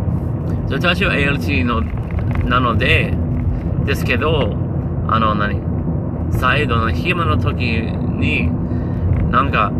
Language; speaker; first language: Japanese; non-native, learner; English